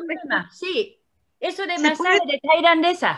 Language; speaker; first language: Spanish; non-native, learner; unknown